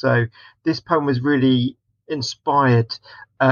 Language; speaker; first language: English; native; English